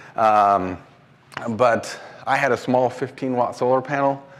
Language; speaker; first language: English; native; English